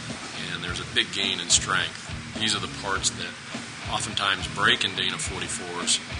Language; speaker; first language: English; native; English